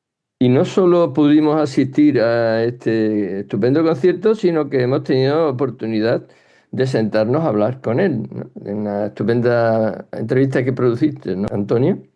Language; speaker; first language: Spanish; native; Spanish